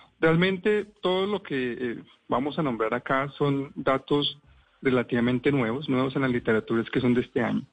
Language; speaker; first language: Spanish; native; Spanish